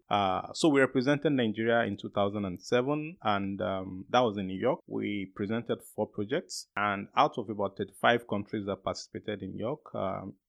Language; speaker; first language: English; non-native, local second language; Yoruba